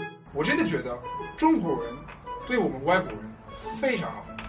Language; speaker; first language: Chinese; non-native, learner; Italian